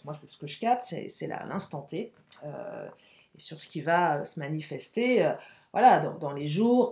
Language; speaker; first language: French; native; French